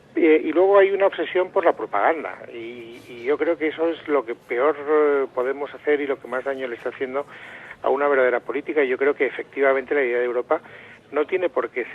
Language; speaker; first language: Spanish; native; Spanish